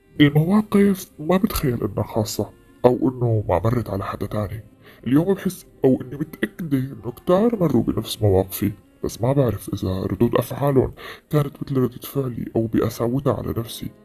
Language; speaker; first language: Arabic; native; Arabic